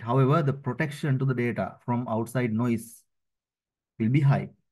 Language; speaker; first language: English; non-native, local second language; Sinhala